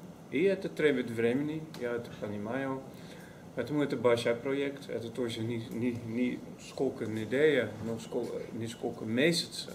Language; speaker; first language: Russian; non-native, learner; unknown